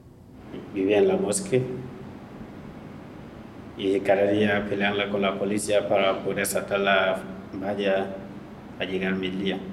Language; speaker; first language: Spanish; non-native, learner; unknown